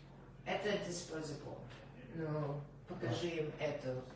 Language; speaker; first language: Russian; early bilingual, other home language; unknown